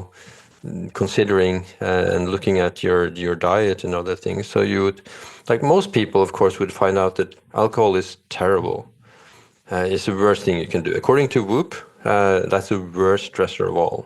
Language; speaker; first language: English; non-native, fluent; Norwegian